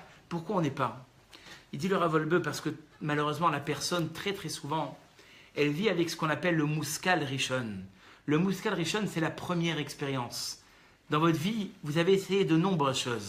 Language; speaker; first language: French; native; French